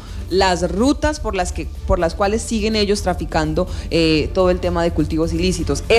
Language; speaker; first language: Spanish; native; Spanish